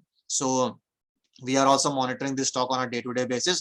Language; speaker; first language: English; non-native, local second language; Hindi